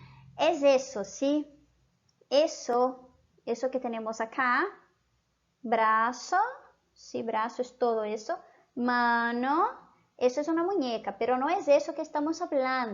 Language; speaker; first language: Spanish; non-native, fluent; Portuguese